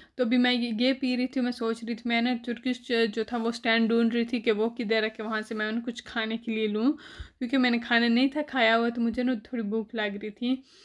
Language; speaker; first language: Urdu; native; Urdu